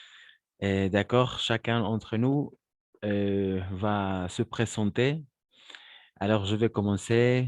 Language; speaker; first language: French; non-native, fluent; Spanish